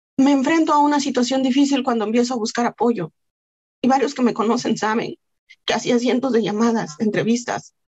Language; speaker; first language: Spanish; non-native, local second language; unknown